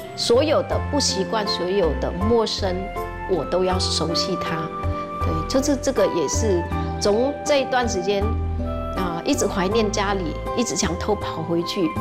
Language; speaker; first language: Chinese; non-native, fluent; Vietnamese